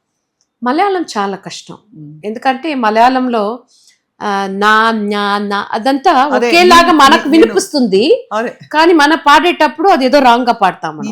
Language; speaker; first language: Telugu; non-native, local second language; Tamil